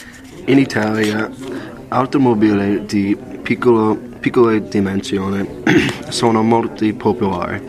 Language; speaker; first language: Italian; non-native, learner; English